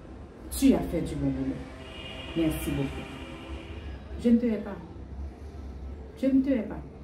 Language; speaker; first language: French; non-native, learner; Haitian Creole